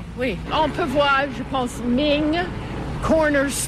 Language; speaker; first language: French; non-native, fluent; English